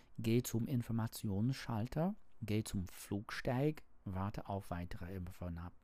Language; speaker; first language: German; non-native, learner; English